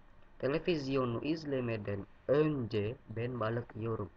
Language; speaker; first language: Turkish; non-native, learner; Indonesian